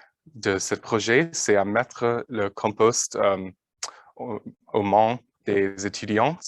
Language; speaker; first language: French; non-native, learner; English